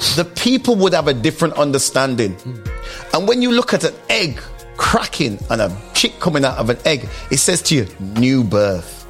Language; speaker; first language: English; native; English